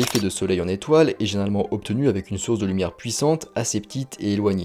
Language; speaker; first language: French; native; French